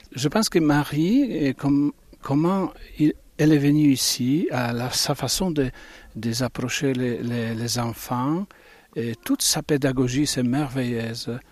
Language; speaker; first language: French; non-native, fluent; Italian